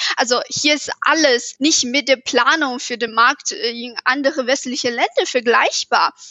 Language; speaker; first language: German; non-native, fluent; Chinese